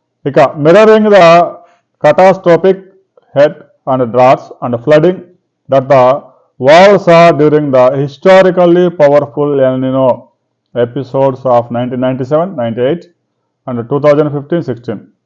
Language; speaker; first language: English; non-native, local second language; Telugu